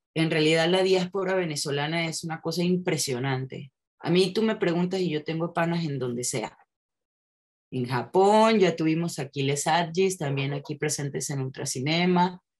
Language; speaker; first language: Spanish; native; Spanish